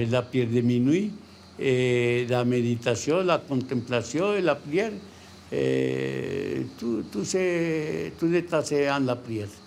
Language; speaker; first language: French; non-native, learner; Spanish